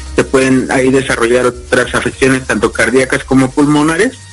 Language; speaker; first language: Spanish; native; Spanish